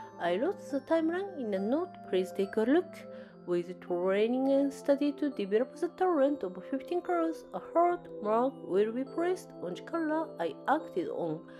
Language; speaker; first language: English; non-native, learner; Japanese